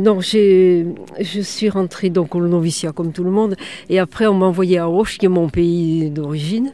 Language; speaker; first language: French; native; French